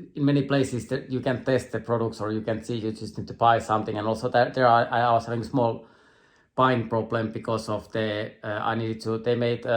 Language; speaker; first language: English; non-native, fluent; Finnish